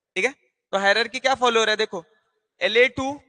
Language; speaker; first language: Hindi; non-native, local second language; Marathi